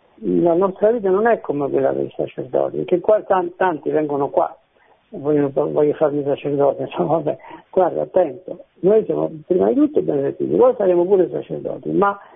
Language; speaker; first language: Italian; native; Italian